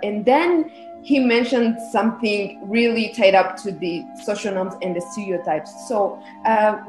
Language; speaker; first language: English; non-native, local second language; Kinyarwanda